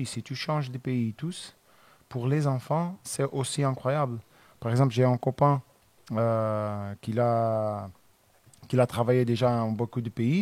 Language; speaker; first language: French; non-native, learner; Portuguese